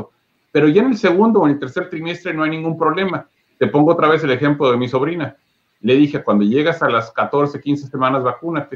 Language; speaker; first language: Spanish; native; Spanish